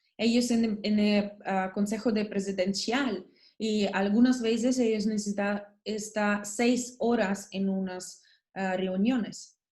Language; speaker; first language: Spanish; non-native, learner; Russian